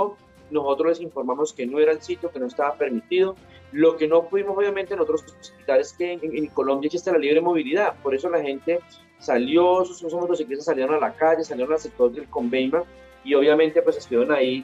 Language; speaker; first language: Spanish; native; Spanish